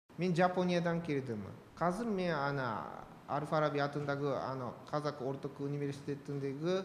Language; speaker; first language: Kazakh; non-native, learner; Japanese